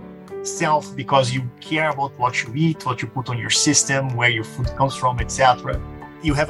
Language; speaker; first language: English; non-native, fluent; Portuguese